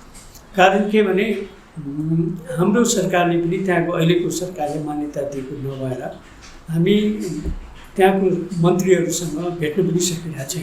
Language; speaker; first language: Nepali; native; Nepali